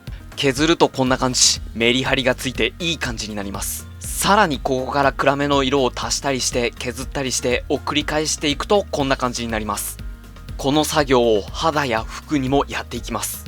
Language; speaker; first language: Japanese; native; Japanese